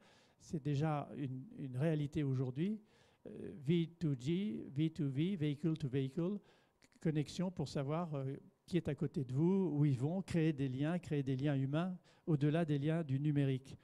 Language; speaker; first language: French; native; French